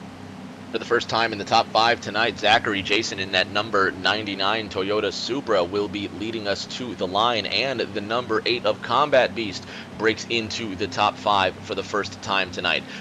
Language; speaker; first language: English; native; English